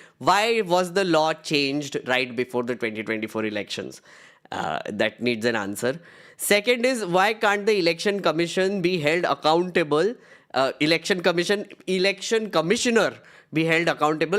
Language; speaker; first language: English; non-native, local second language; Hindi